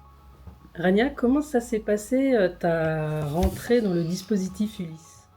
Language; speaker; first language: French; native; French